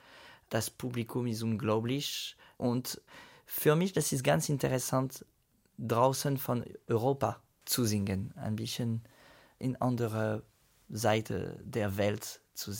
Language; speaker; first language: German; non-native, fluent; French